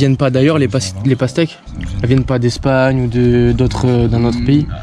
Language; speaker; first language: French; native; French